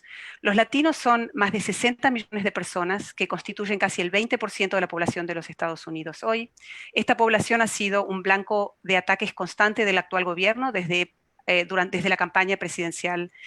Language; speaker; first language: Spanish; native; Spanish